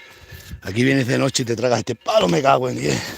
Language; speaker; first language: Spanish; native; Spanish